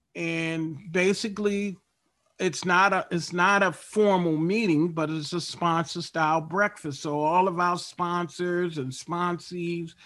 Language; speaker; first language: English; native; English